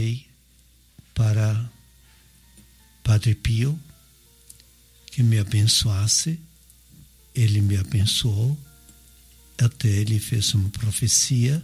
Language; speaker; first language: Portuguese; non-native, fluent; Italian